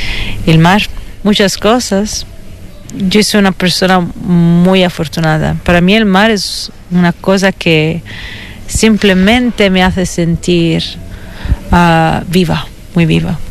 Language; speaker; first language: Spanish; non-native, fluent; Italian